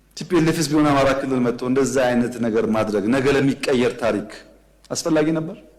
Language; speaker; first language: Amharic; non-native, local second language; Oromo